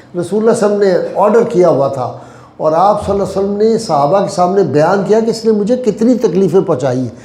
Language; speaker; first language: Urdu; non-native, local second language; Punjabi